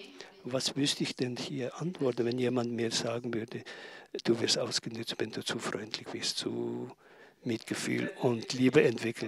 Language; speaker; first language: German; non-native, learner; Tibetan